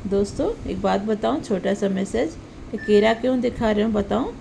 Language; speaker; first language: Hindi; non-native, local second language; Telugu